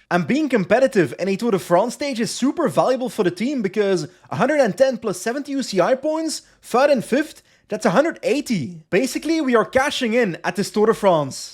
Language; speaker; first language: English; non-native, fluent; Dutch